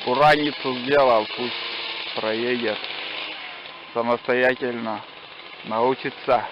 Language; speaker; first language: Russian; native; Russian